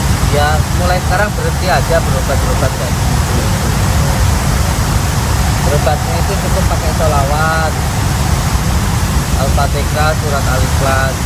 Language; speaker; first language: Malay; non-native, local second language; Javanese